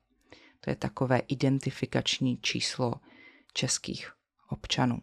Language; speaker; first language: Czech; native; Czech